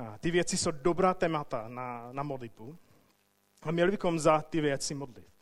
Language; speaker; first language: Czech; non-native, fluent; English